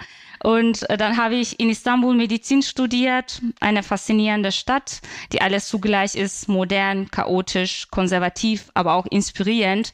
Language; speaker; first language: German; non-native, fluent; Turkish